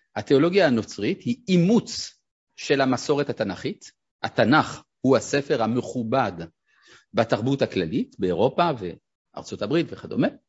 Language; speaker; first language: Hebrew; non-native, fluent; French